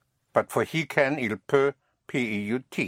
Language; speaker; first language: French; non-native, fluent; English